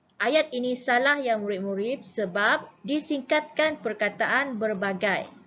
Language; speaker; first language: Malay; native; Malay